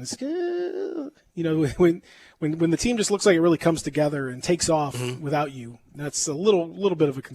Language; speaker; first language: English; native; English